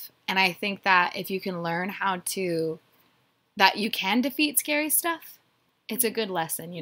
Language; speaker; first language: English; native; English